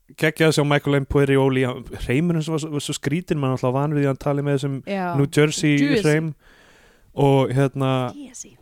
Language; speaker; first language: Icelandic; non-native, fluent; English